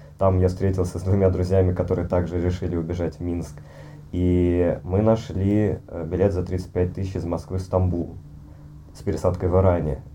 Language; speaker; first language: Russian; native; Russian